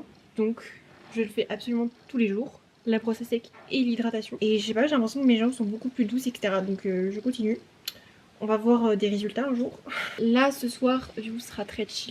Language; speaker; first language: French; native; French